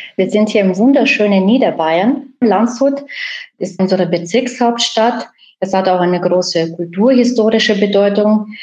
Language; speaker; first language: German; early bilingual, other home language; Russian